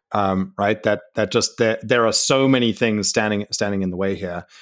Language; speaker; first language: English; native; English